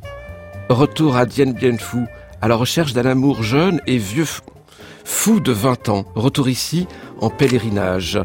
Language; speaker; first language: French; native; French